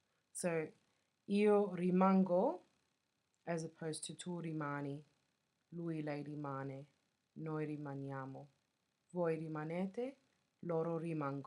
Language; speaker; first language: Italian; non-native, fluent; English